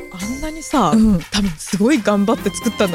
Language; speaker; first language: Japanese; native; Japanese